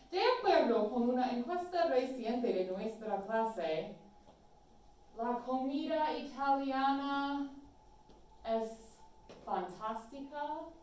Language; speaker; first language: Spanish; non-native, fluent; English